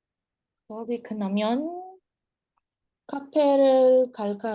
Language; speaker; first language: Korean; non-native, learner; Malay